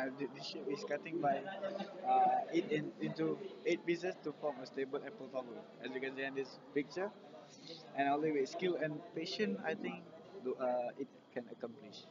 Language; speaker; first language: English; non-native, learner; Malay